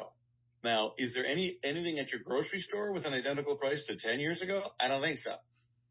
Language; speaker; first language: English; native; English